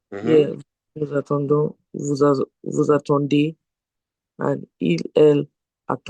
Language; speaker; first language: French; non-native, learner; English